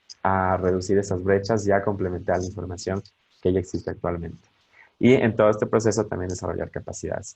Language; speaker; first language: Spanish; native; Spanish